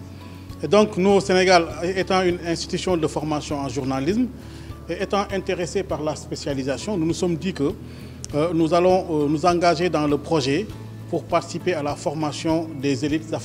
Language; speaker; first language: French; non-native, local second language; Wolof